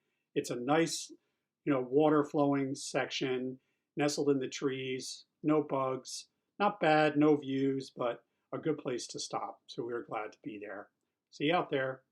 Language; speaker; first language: English; native; English